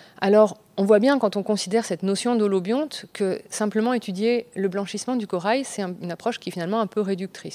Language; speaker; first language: French; native; French